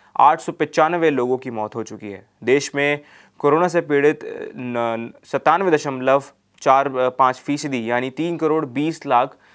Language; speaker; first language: Hindi; native; Hindi